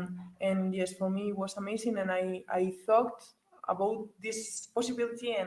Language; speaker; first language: English; non-native, learner; Spanish